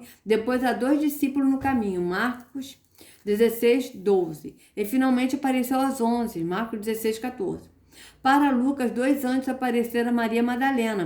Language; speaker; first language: Portuguese; native; Portuguese